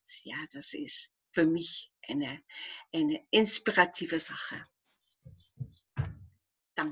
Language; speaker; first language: German; non-native, fluent; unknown